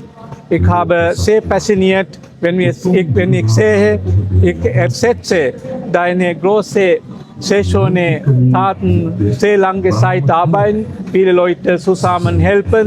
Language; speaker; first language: German; non-native, learner; Sinhala